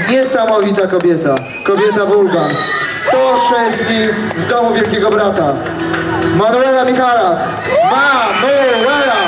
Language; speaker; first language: Polish; native; Polish